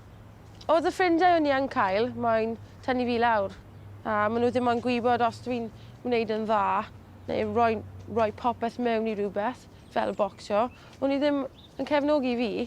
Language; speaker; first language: Welsh; non-native, local second language; English